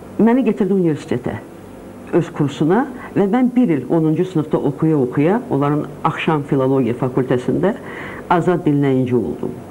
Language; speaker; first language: Azerbaijani; non-native, local second language; Russian